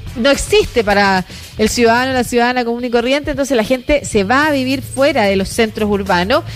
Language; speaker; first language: Spanish; native; Spanish